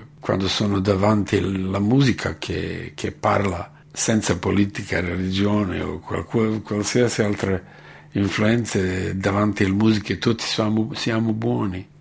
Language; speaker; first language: Italian; non-native, fluent; Bosnian